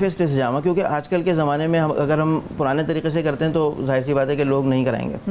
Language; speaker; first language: Urdu; native; Urdu